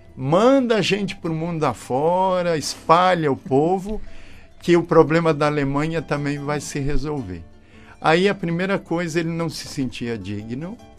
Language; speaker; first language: Portuguese; native; Portuguese